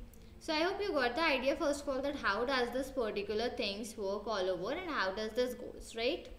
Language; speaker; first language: English; non-native, local second language; Hindi